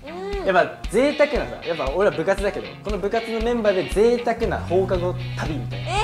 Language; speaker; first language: Japanese; native; Japanese